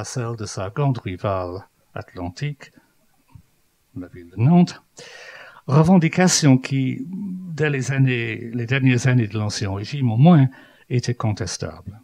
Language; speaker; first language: French; non-native, fluent; English